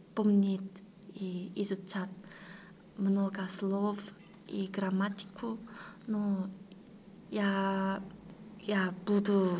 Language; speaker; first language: Russian; non-native, fluent; Korean